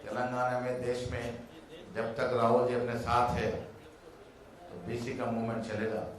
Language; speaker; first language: Hindi; non-native, local second language; Telugu